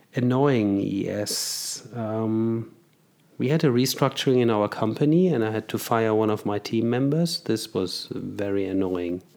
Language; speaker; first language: English; non-native, fluent; German